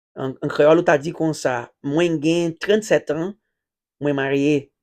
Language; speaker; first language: French; non-native, local second language; Haitian Creole